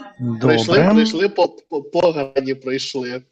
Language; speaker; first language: Ukrainian; non-native, learner; Russian